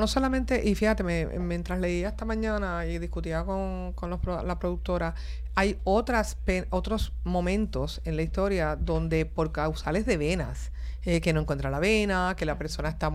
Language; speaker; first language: Spanish; native; Spanish